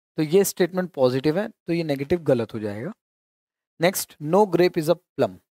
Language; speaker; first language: Hindi; native; Hindi